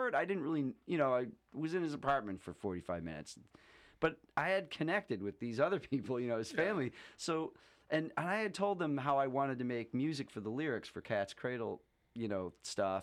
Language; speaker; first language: English; native; English